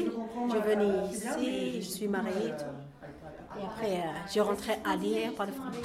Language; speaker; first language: French; non-native, learner; Arabic